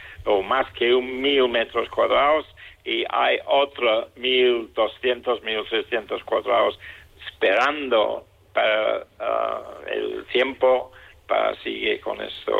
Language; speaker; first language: Spanish; non-native, fluent; English